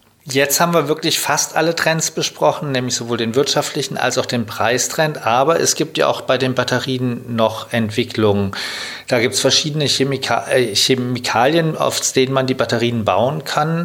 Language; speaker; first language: German; native; German